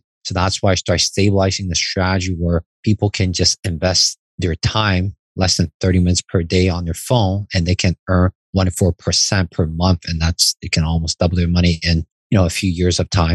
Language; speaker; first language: English; non-native, fluent; Chinese